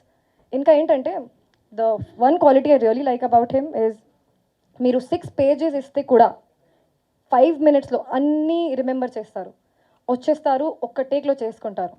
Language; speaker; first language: Telugu; non-native, fluent; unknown